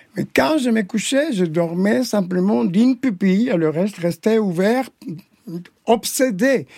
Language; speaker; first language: French; non-native, fluent; Spanish